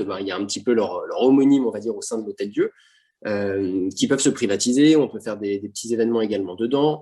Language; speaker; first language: French; native; French